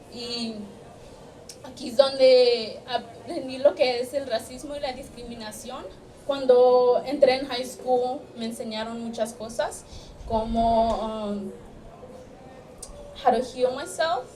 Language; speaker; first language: Spanish; early bilingual, other home language; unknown